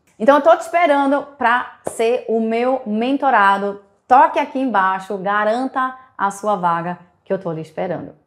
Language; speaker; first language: Portuguese; native; Portuguese